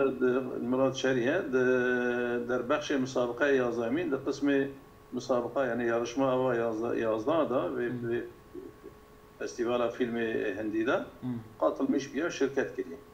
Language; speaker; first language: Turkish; non-native, local second language; Kurdish